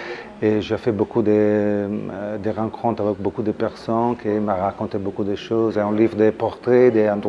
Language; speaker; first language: French; non-native, fluent; Italian